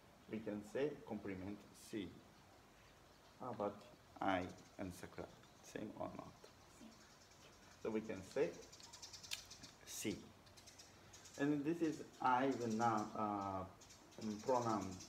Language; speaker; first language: English; non-native, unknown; Japanese